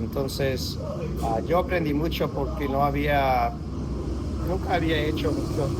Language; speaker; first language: Spanish; non-native, fluent; English